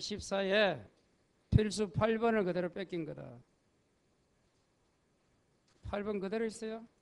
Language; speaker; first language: Korean; native; Korean